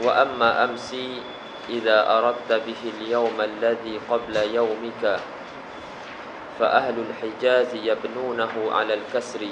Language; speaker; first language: Arabic; non-native, fluent; Malay